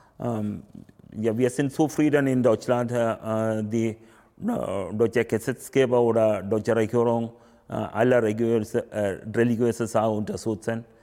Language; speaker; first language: German; non-native, learner; Tamil